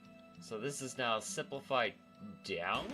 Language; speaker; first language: English; native; English